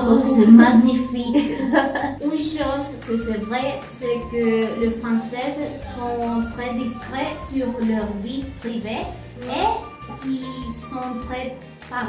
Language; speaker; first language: French; non-native, learner; Spanish